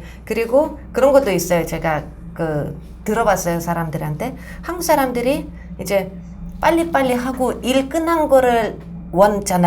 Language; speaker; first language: Korean; non-native, fluent; Russian